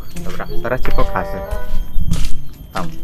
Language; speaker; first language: Polish; non-native, learner; Indonesian